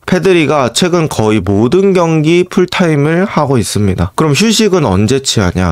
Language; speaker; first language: Korean; native; Korean